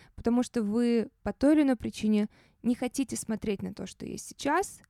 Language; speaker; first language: Russian; native; Russian